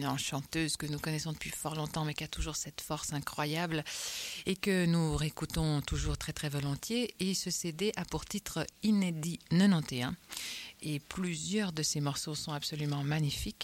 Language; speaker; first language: French; native; French